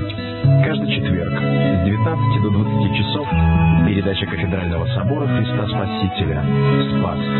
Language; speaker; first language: Russian; native; Russian